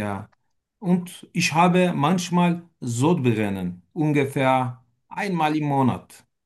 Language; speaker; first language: German; non-native, learner; Turkish